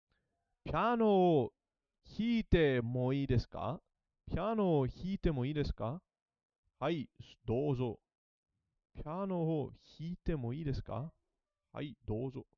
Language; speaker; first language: Japanese; non-native, learner; English